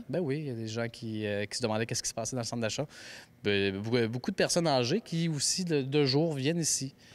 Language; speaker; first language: French; native; French